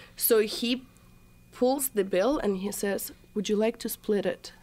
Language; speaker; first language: English; non-native, fluent; Russian